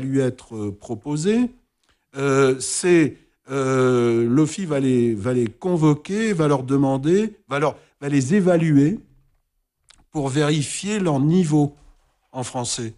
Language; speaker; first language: French; native; French